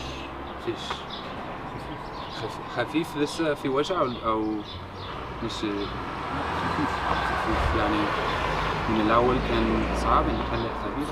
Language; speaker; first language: Arabic; non-native, learner; English